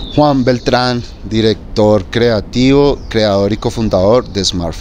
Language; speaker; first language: Spanish; native; Spanish